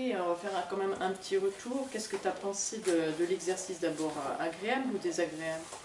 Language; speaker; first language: French; native; French